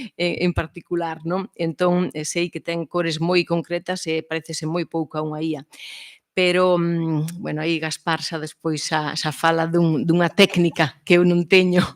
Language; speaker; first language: Galician; early bilingual, heritage; Swiss German